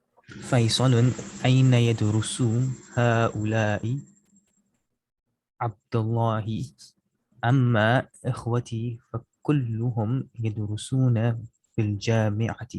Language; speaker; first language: Arabic; non-native, learner; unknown